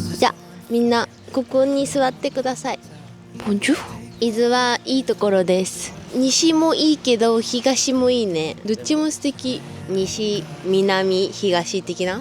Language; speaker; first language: Japanese; native; Japanese